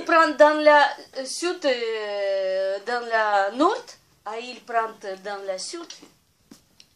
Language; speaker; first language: French; non-native, learner; Russian